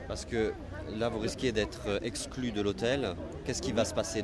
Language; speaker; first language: French; native; French